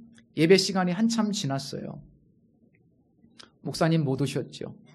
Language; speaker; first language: Korean; native; Korean